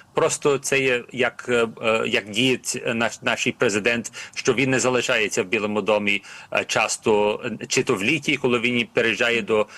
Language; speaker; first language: Ukrainian; early bilingual, heritage; Ukrainian